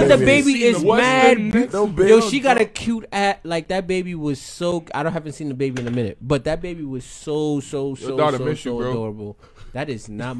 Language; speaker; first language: English; native; English